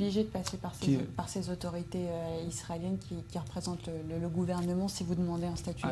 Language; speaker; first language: French; native; French